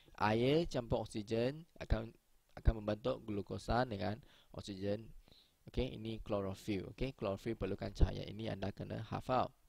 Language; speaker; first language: Malay; native; Malay